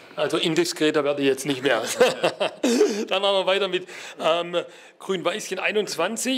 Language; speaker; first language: German; native; German